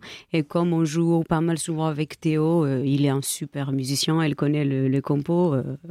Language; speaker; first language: French; non-native, fluent; Greek